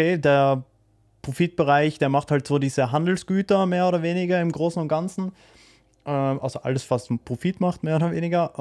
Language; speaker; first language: German; native; German